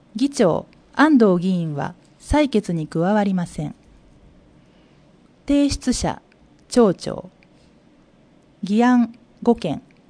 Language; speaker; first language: Japanese; native; Japanese